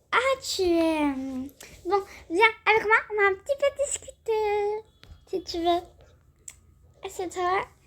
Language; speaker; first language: French; native; French